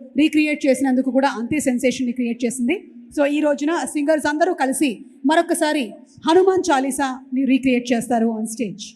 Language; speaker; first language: Telugu; native; Telugu